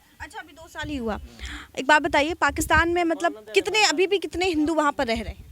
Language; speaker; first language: Hindi; native; Hindi